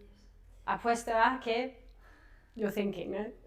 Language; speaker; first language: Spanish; non-native, fluent; English